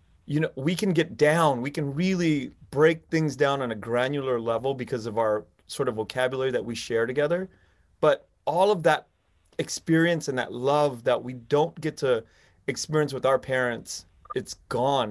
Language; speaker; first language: English; early bilingual, other home language; Vietnamese